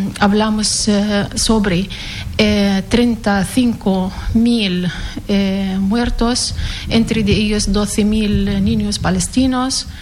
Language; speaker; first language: Spanish; non-native, learner; Arabic